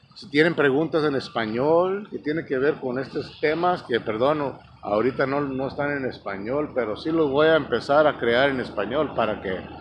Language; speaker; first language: Spanish; early bilingual, heritage; Spanish